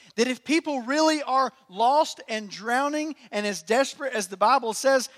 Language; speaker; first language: English; native; English